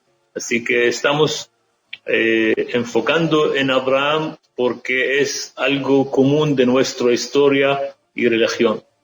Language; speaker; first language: Spanish; non-native, fluent; Arabic